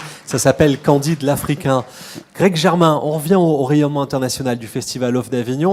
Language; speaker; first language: French; native; French